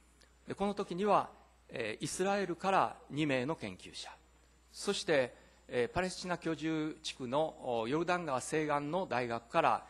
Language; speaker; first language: Japanese; native; Japanese